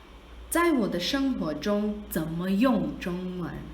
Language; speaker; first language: Chinese; non-native, fluent; English